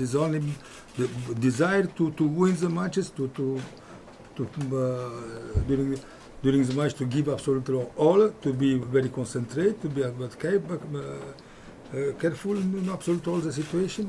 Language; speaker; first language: English; non-native, fluent; Romanian